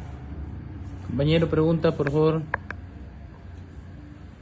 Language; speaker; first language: Spanish; native; Spanish